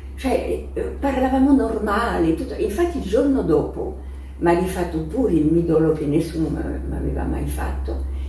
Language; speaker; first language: Italian; non-native, fluent; French